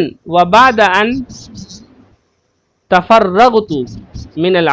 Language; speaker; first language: Arabic; non-native, fluent; Urdu